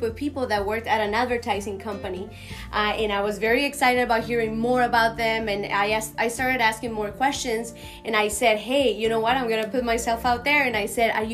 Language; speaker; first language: English; non-native, fluent; Spanish